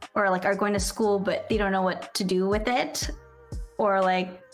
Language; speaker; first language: English; native; English